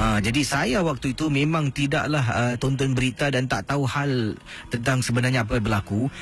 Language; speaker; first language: Malay; native; Malay